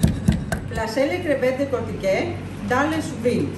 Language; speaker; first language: French; non-native, learner; Greek